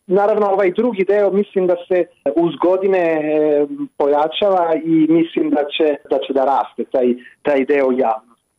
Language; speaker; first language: Croatian; non-native, fluent; Italian